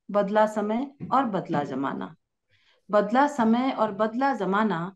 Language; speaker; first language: Hindi; native; Hindi